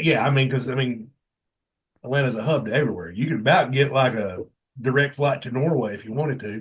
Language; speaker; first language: English; native; English